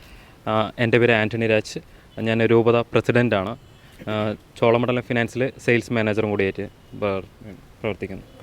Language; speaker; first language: Malayalam; native; Malayalam